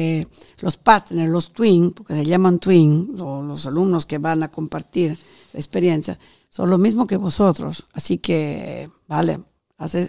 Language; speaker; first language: Spanish; non-native, fluent; Italian